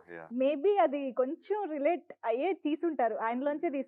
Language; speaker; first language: Telugu; native; Telugu